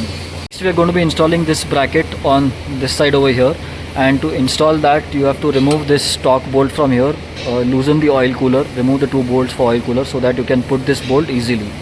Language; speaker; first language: English; non-native, local second language; Hindi